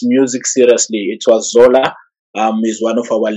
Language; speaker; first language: English; non-native, local second language; Zulu